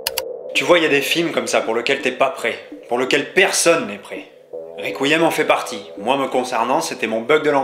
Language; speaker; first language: French; native; French